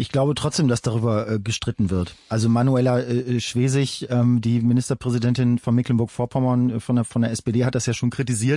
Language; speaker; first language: German; native; German